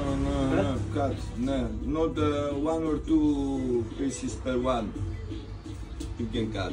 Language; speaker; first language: English; non-native, learner; Greek